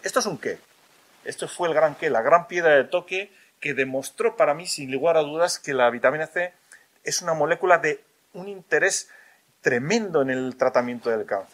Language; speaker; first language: Spanish; native; Spanish